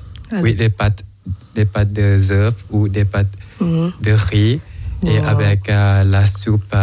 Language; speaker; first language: French; non-native, learner; Thai